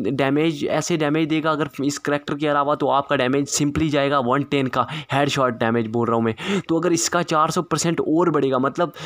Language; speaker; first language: Hindi; native; Hindi